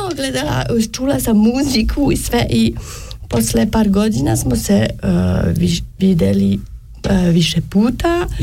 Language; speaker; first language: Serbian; non-native, learner; French